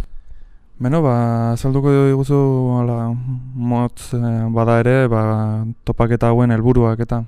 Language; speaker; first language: Basque; native; Basque